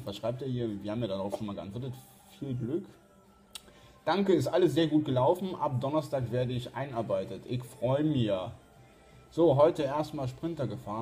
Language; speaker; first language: German; native; German